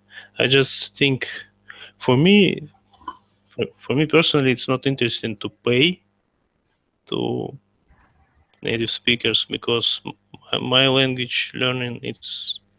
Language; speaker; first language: English; non-native, learner; Russian